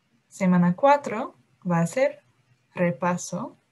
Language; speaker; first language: Spanish; non-native, fluent; English